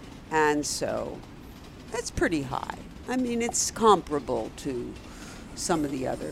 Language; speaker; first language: English; native; English